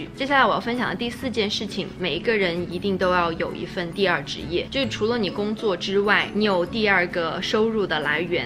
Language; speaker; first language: Chinese; native; Chinese